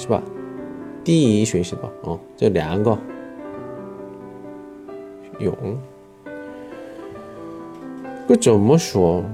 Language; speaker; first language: Chinese; non-native, learner; Korean